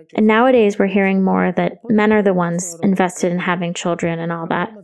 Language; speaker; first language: English; non-native, fluent; Greek